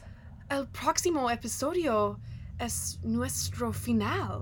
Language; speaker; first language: Spanish; non-native, learner; English